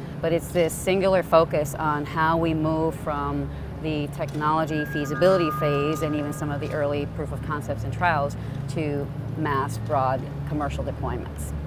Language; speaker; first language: English; native; English